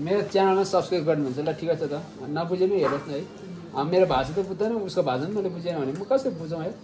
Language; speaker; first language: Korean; non-native, learner; Nepali